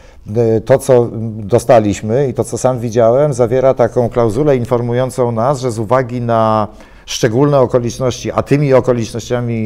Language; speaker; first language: Polish; native; Polish